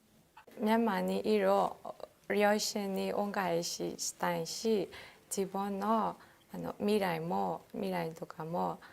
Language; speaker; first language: Japanese; non-native, learner; Burmese